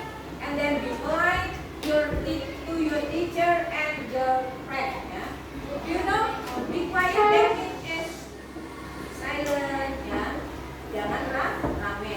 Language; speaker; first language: English; non-native, learner; Indonesian